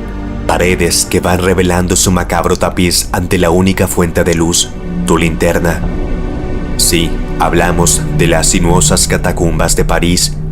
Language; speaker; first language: Spanish; native; Spanish